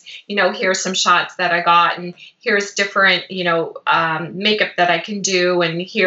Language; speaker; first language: English; native; English